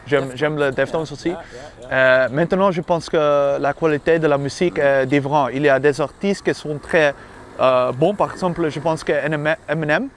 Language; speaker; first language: French; non-native, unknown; Dutch